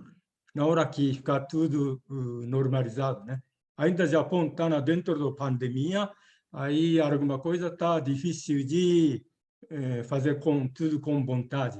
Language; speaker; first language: Portuguese; non-native, fluent; Japanese